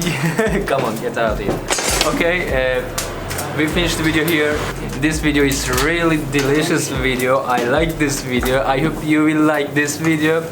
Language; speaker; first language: English; non-native, learner; Turkish